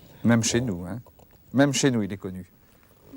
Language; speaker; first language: French; native; French